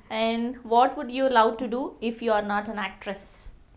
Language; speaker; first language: English; non-native, local second language; Telugu